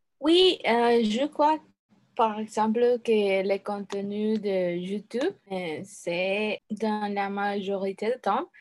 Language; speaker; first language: French; non-native, learner; Spanish